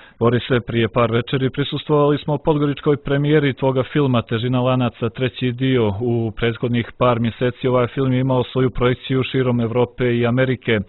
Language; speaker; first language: Serbian; native; Serbian